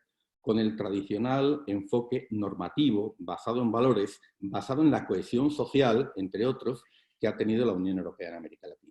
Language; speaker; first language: Spanish; native; Spanish